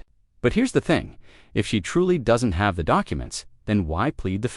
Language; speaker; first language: English; native; English